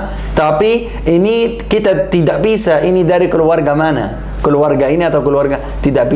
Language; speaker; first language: Indonesian; non-native, learner; Arabic